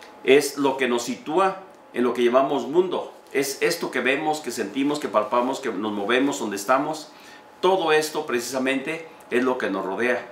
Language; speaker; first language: Spanish; native; Spanish